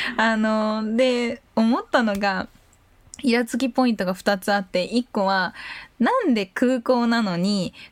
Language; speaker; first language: Japanese; native; Japanese